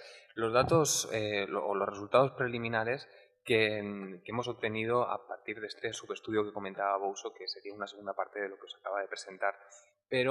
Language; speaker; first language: Spanish; native; Spanish